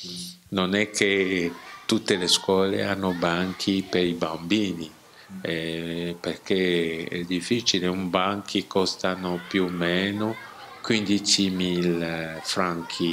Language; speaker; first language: Italian; non-native, learner; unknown